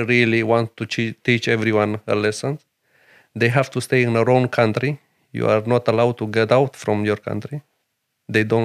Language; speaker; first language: English; non-native, learner; Romanian